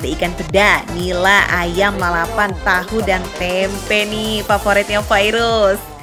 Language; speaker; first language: Indonesian; native; Indonesian